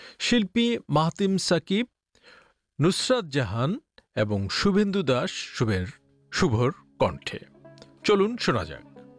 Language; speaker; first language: Bangla; native; Bangla